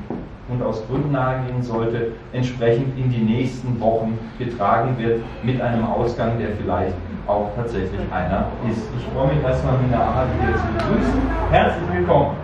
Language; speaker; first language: German; native; German